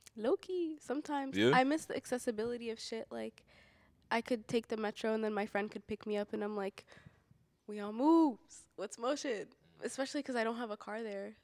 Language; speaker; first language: English; native; English